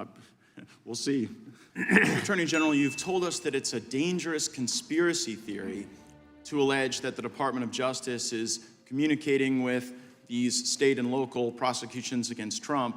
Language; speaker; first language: English; native; English